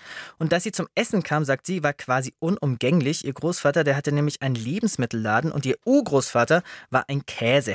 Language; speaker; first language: German; native; German